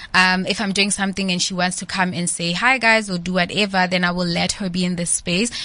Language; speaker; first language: English; non-native, local second language; Southern Sotho